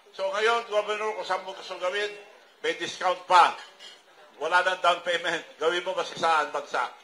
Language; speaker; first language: Filipino; non-native, local second language; Iloko